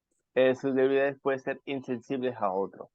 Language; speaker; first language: Spanish; non-native, fluent; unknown